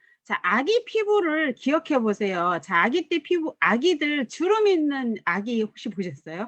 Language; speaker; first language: Korean; native; Korean